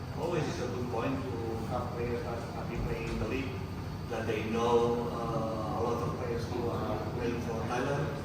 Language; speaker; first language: English; non-native, fluent; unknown